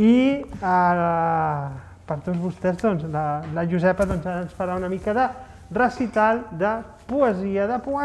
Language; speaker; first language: Catalan; native; Catalan